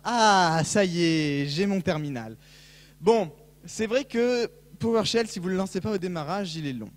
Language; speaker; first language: French; native; French